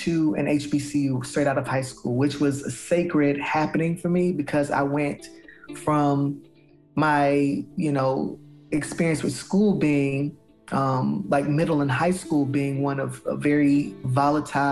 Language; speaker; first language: English; native; English